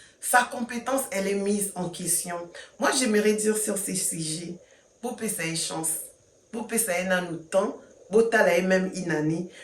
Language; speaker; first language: French; non-native, local second language; Lingala